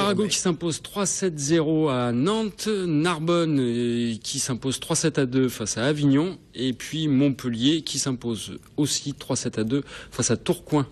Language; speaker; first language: French; native; French